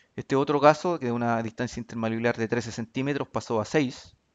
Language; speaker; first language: Spanish; native; Spanish